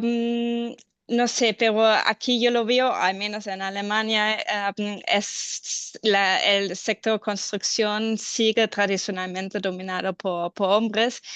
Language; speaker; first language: Spanish; non-native, fluent; German